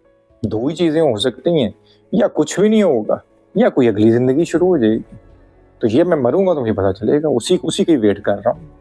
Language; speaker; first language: Hindi; non-native, local second language; Punjabi